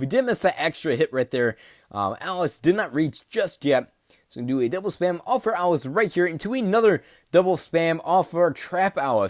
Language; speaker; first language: English; native; English